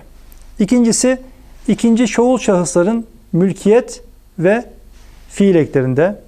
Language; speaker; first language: Turkish; native; Turkish